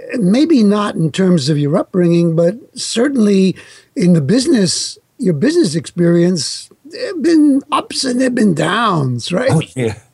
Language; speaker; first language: English; early bilingual, other home language; Italian